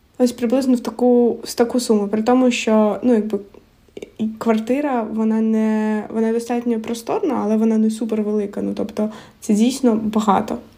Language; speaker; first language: Ukrainian; non-native, local second language; Russian